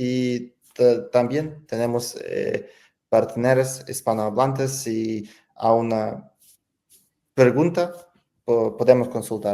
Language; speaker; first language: Spanish; non-native, learner; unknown